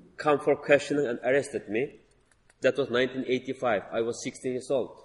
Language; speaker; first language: English; non-native, learner; Uyghur